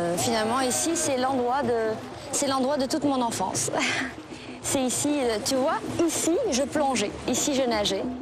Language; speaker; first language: French; non-native, local second language; Arabic